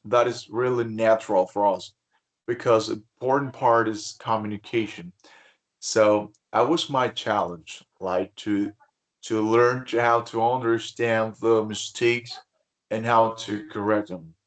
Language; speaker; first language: English; non-native, fluent; Spanish